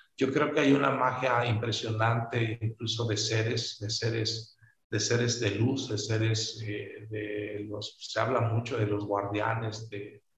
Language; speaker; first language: Spanish; native; Spanish